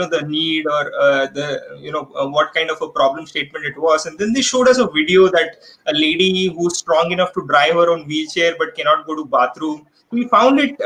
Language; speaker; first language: English; non-native, local second language; Marathi